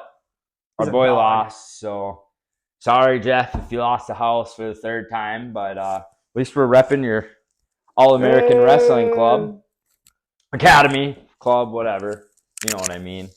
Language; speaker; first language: English; native; English